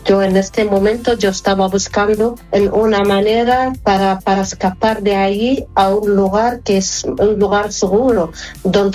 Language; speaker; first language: Spanish; non-native, fluent; Arabic